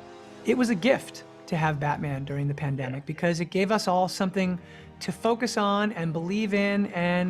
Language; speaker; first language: English; native; English